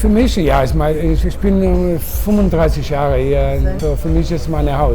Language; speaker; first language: German; non-native, learner; Italian